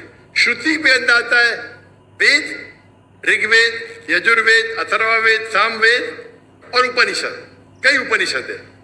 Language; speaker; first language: Hindi; non-native, local second language; Konkani